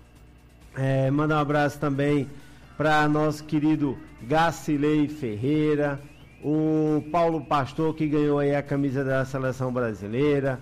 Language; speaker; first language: Portuguese; native; Portuguese